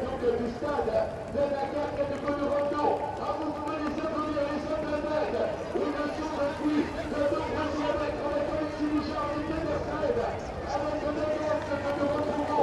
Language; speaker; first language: French; native; French